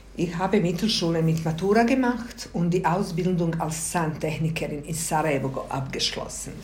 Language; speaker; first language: German; non-native, fluent; Bosnian